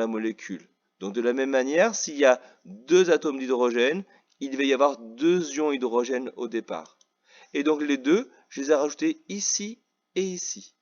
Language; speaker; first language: French; native; French